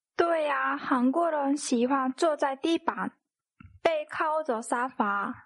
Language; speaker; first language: Chinese; non-native, fluent; Korean